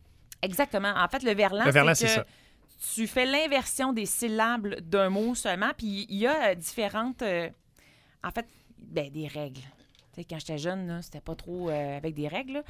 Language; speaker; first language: French; native; French